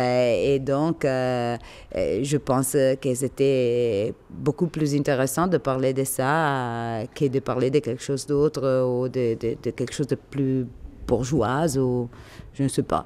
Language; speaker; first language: French; non-native, learner; Italian